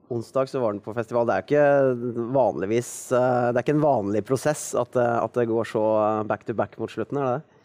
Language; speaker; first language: Norwegian; native; Norwegian